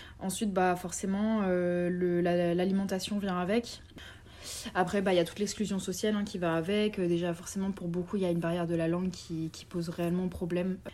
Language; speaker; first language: French; native; French